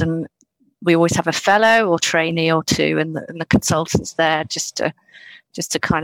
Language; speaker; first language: English; native; English